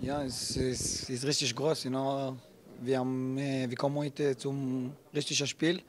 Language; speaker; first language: German; non-native, learner; Hebrew